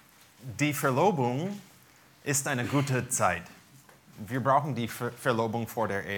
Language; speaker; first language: German; non-native, fluent; English